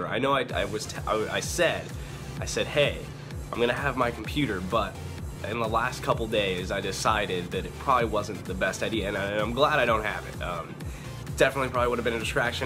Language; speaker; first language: English; native; English